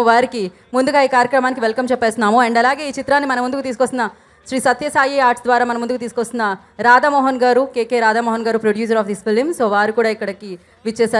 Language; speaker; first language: Telugu; native; Telugu